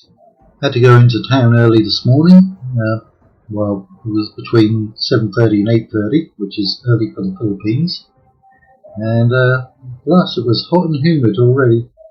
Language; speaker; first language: English; native; English